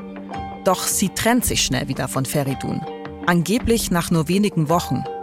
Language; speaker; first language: German; native; German